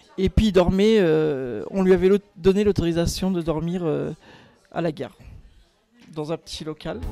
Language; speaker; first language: French; early bilingual, other home language; Portuguese